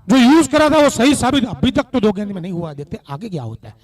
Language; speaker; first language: Hindi; non-native, local second language; Gujarati